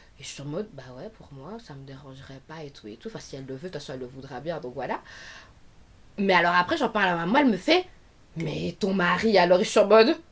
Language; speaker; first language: French; native; French